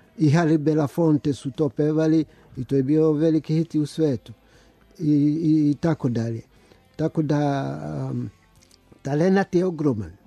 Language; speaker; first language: Serbian; early bilingual, other home language; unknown